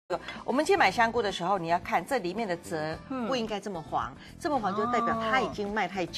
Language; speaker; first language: Chinese; native; Chinese